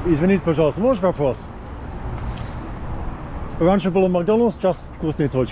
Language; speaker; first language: Russian; non-native, learner; English